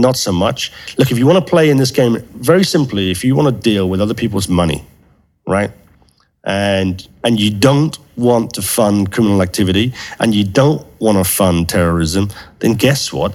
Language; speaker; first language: English; native; English